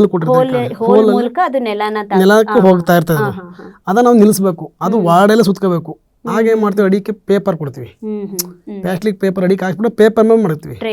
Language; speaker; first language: Kannada; native; Kannada